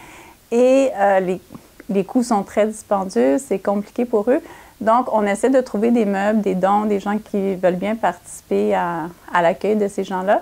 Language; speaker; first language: French; native; French